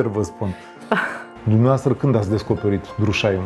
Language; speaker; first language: Romanian; native; Romanian